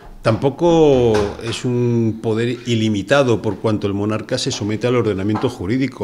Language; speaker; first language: Spanish; native; Spanish